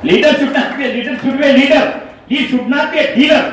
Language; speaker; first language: Hindi; non-native, local second language; Telugu